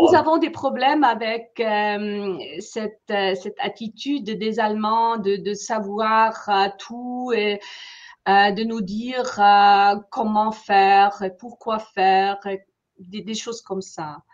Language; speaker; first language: French; non-native, fluent; German